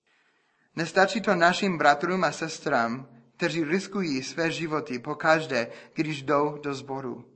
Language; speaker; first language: Czech; non-native, fluent; English